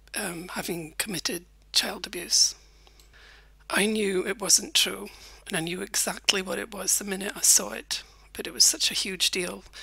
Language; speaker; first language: English; native; English